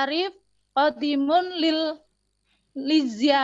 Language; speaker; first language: Arabic; non-native, learner; Indonesian